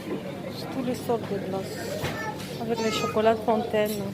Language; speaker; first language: French; non-native, fluent; Arabic